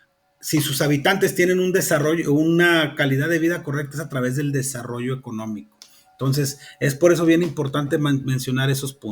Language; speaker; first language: Spanish; native; Spanish